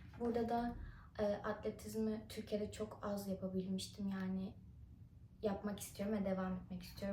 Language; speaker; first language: Turkish; early bilingual, other home language; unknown